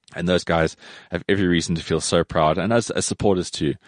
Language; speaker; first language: English; native; English